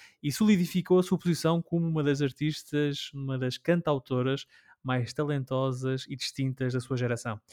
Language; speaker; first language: Portuguese; native; Portuguese